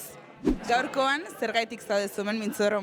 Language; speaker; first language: Basque; native; Basque